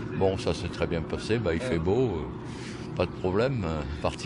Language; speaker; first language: French; non-native, local second language; Luxembourgish